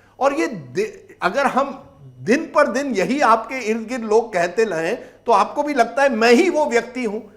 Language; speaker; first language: Hindi; non-native, local second language; Marathi